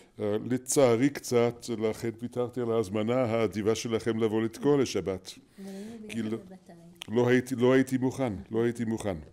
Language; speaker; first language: Hebrew; non-native, fluent; English